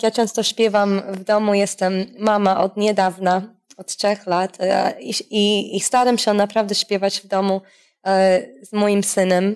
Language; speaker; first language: Polish; non-native, fluent; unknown